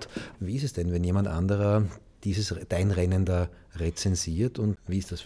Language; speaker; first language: German; native; German